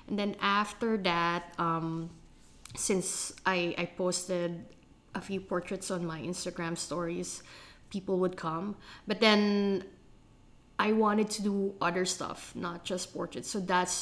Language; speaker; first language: English; non-native, local second language; Filipino